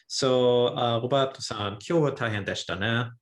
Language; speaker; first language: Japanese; non-native, fluent; English